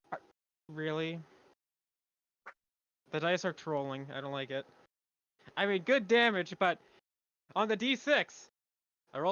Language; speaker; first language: English; native; English